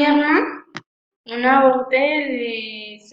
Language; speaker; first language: French; non-native, fluent; Spanish